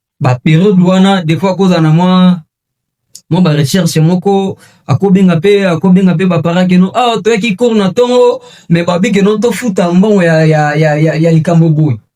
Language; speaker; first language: Lingala; native; Lingala